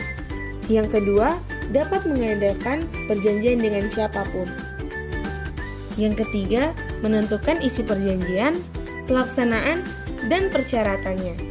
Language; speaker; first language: Indonesian; native; Indonesian